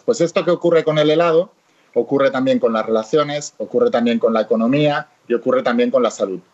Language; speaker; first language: Spanish; native; Spanish